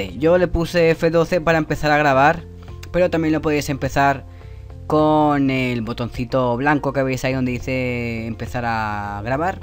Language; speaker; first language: Spanish; native; Spanish